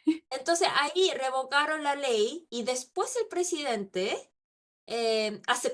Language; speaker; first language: Spanish; non-native, local second language; Korean